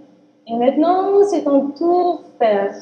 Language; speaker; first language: French; non-native, learner; Arabic